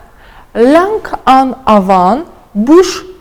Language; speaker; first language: French; non-native, fluent; Azerbaijani